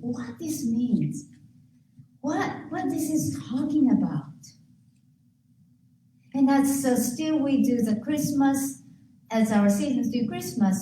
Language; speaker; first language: English; non-native, fluent; Japanese